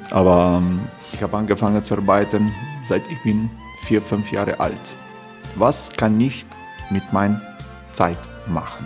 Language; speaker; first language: German; non-native, learner; Croatian